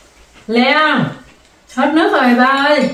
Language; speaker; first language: German; non-native, learner; Vietnamese